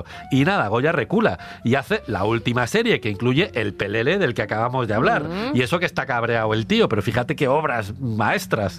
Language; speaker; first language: Spanish; native; Spanish